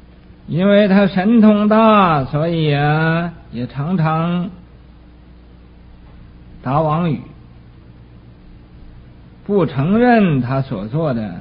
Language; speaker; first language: Chinese; native; Chinese